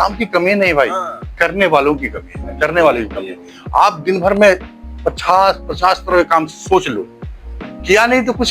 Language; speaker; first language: Hindi; native; Hindi